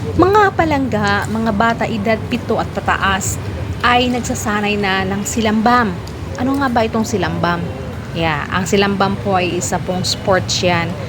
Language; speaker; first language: Filipino; non-native, local second language; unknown